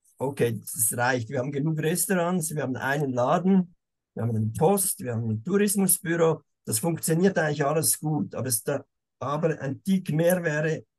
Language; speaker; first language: German; native; German